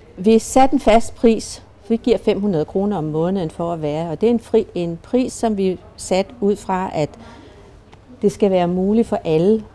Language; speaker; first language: Danish; native; Danish